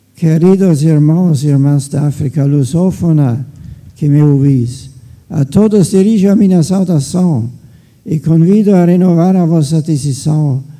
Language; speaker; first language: Portuguese; non-native, fluent; German